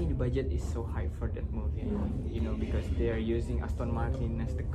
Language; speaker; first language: English; non-native, local second language; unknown